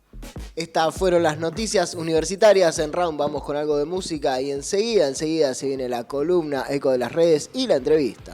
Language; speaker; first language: Spanish; native; Spanish